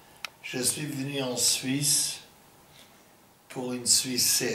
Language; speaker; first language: French; non-native, fluent; English